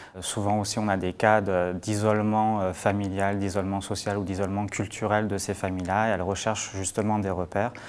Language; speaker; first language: French; native; French